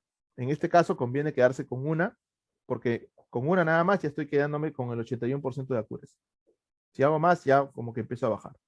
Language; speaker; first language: Spanish; native; Spanish